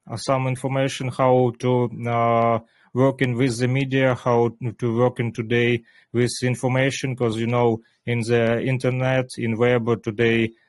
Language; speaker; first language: English; non-native, learner; Ukrainian